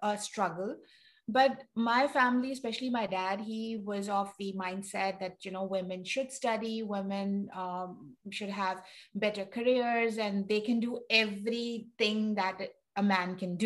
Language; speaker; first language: English; non-native, local second language; Urdu